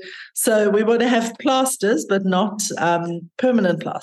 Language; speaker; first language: English; native; English